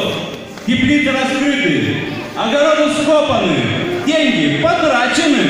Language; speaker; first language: Russian; native; Russian